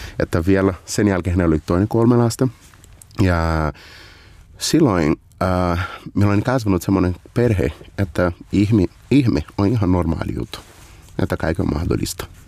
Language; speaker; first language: Finnish; non-native, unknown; Portuguese